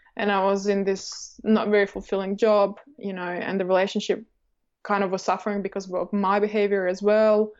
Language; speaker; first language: English; early bilingual, other home language; Russian